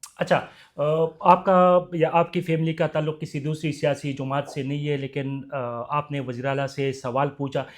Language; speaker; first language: Urdu; non-native, local second language; Pashto